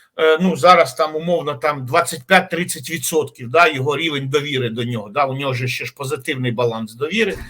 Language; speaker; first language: Ukrainian; native; Ukrainian